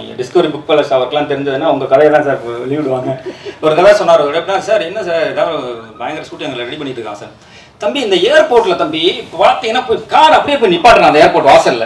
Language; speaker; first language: Tamil; native; Tamil